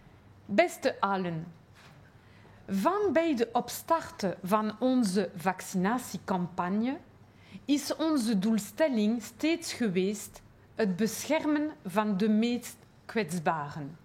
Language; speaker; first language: Dutch; non-native, local second language; French